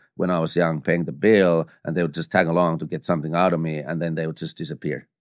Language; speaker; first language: English; non-native, fluent; Finnish